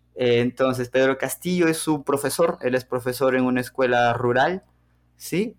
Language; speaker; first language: Spanish; native; Spanish